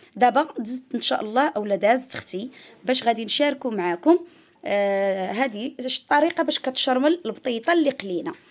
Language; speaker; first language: Arabic; native; Arabic